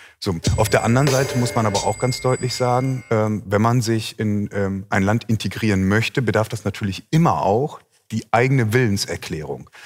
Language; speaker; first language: German; native; German